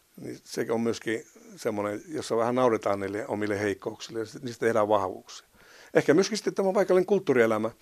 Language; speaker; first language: Finnish; native; Finnish